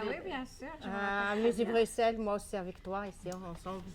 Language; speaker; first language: French; non-native, fluent; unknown